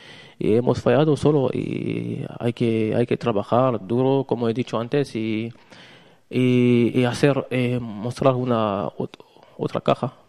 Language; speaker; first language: Spanish; non-native, learner; French